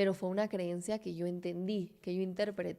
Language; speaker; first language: Spanish; native; Spanish